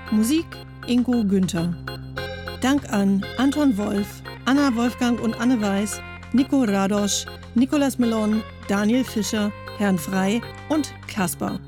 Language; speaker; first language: German; native; German